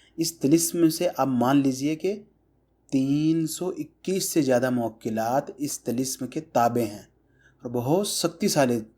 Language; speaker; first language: Hindi; non-native, fluent; Bangla